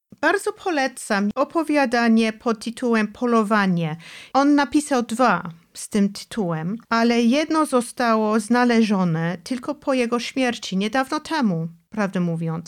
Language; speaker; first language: Polish; non-native, fluent; English